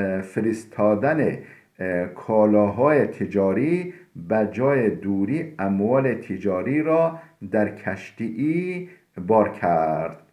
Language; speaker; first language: Persian; non-native, fluent; Turkish